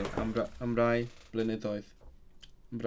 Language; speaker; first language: Welsh; non-native, learner; Cantonese